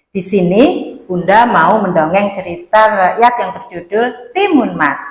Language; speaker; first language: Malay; non-native, local second language; Javanese